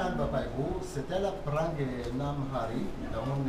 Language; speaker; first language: Indonesian; non-native, fluent; Hebrew